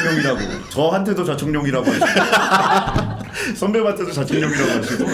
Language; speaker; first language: Korean; native; Korean